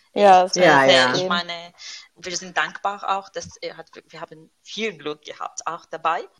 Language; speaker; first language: German; non-native, fluent; Arabic